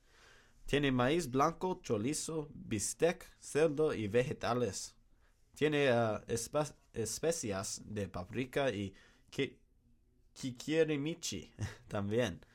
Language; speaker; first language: Spanish; non-native, learner; English